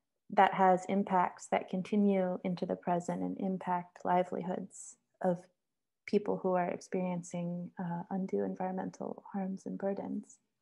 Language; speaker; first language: English; native; English